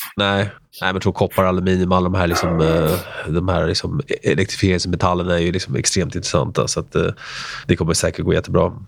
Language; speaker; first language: Swedish; early bilingual, other home language; Spanish